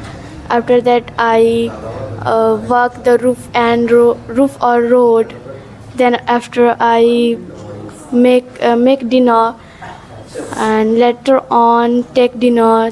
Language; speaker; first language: English; non-native, learner; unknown